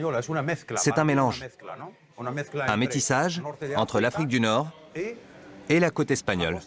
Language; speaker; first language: French; non-native, local second language; Arabic